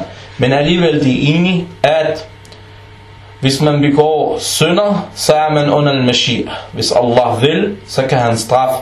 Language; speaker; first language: Danish; early bilingual, other home language; Arabic